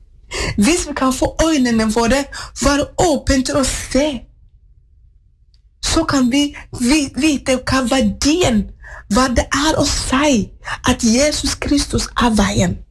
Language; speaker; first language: Norwegian; non-native, fluent; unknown